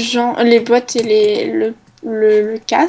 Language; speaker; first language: French; native; French